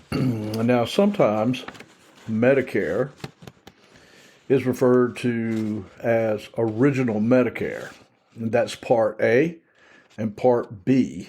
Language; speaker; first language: English; native; English